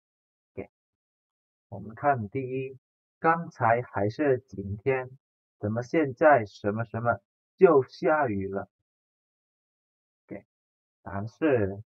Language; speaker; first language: Chinese; non-native, fluent; Indonesian